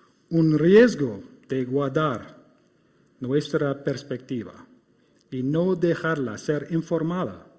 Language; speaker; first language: Spanish; non-native, fluent; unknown